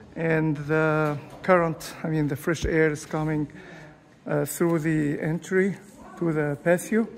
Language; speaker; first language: English; non-native, fluent; Arabic